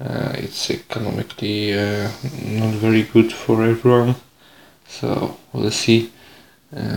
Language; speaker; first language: English; non-native, fluent; Polish